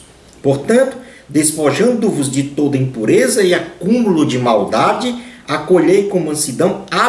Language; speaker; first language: Portuguese; native; Portuguese